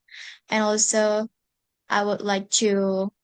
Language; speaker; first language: English; non-native, learner; Indonesian